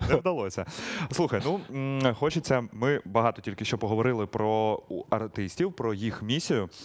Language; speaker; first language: Ukrainian; native; Ukrainian